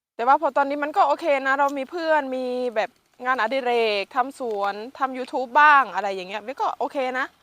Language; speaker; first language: Thai; native; Thai